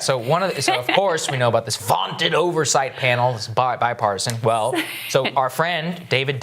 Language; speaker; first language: English; native; English